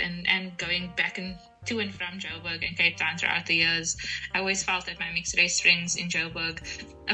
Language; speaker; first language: English; native; English